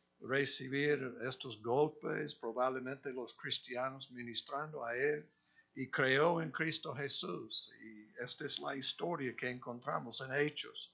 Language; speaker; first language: Spanish; non-native, fluent; English